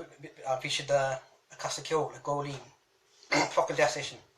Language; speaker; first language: Irish; native; Irish